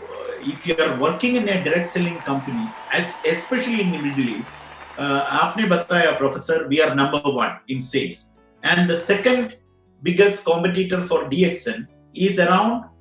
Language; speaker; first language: Hindi; non-native, local second language; Malayalam